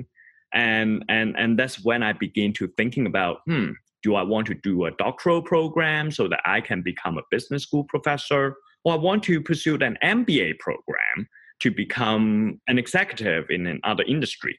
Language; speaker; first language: English; non-native, local second language; Cantonese